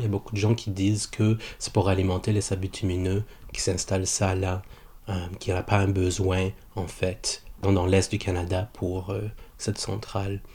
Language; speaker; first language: French; native; French